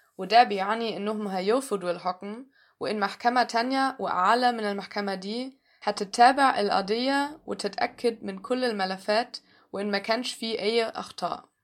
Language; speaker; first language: Arabic; native; Arabic